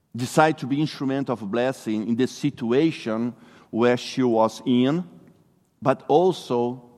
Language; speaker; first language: English; non-native, fluent; Portuguese